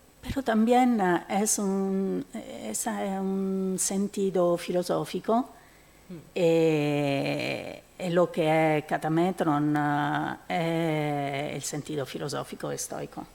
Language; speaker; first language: Spanish; non-native, fluent; Italian